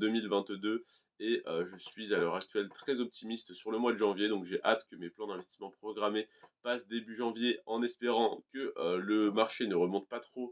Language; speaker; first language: French; native; French